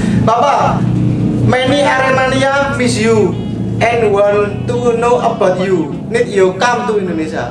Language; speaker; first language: English; non-native, learner; Indonesian